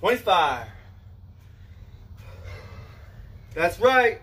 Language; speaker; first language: English; native; English